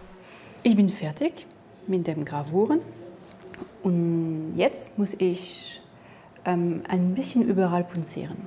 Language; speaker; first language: German; non-native, fluent; French